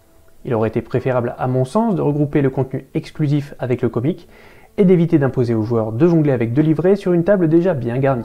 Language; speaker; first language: French; native; French